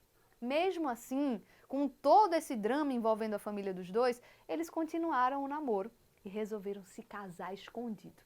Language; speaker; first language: Portuguese; native; Portuguese